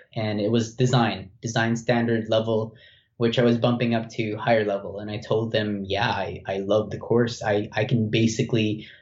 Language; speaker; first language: English; non-native, local second language; Filipino